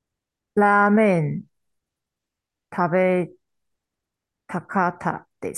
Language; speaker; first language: Japanese; non-native, learner; Chinese